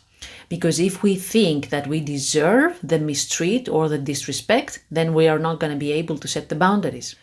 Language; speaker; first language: English; non-native, fluent; Greek